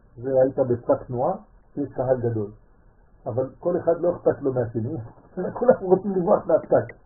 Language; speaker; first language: Hebrew; non-native, fluent; French